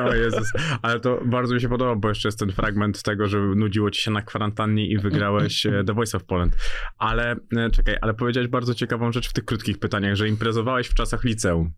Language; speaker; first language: Polish; native; Polish